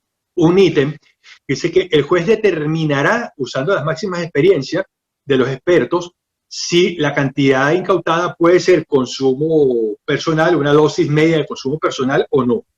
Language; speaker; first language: Spanish; native; Spanish